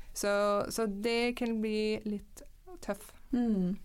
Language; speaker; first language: Norwegian; non-native, fluent; English